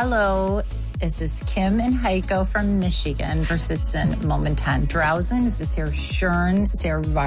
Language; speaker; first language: German; non-native, learner; English